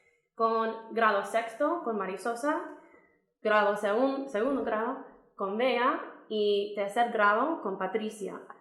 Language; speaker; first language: Spanish; non-native, fluent; English